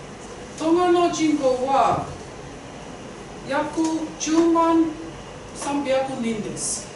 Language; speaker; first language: Japanese; non-native, learner; Tongan